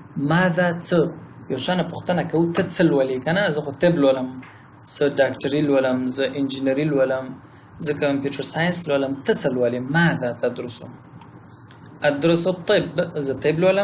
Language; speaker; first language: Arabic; non-native, fluent; Pashto